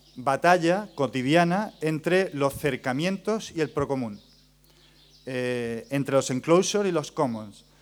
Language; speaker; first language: Spanish; native; Spanish